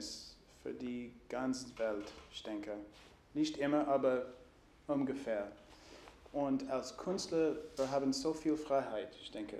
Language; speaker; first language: German; non-native, learner; English